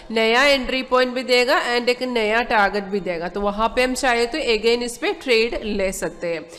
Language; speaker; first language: Hindi; non-native, local second language; Malayalam